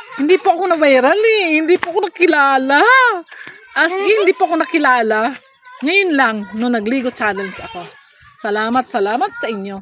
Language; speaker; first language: Filipino; non-native, local second language; Hiligaynon